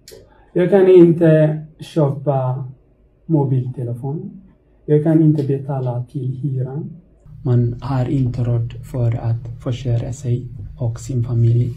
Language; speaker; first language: Swedish; non-native, fluent; Tigrinya